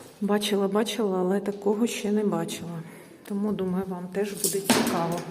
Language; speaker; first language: Ukrainian; non-native, local second language; Russian